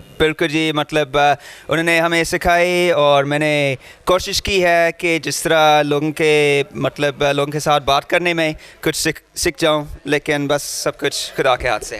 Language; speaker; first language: Urdu; non-native, fluent; English